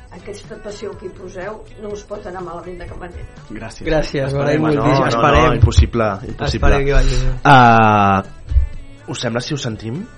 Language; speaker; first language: Catalan; native; Catalan